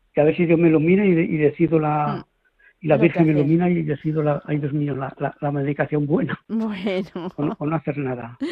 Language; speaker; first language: Spanish; native; Spanish